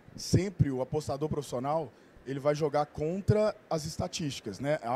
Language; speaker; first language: Portuguese; native; Portuguese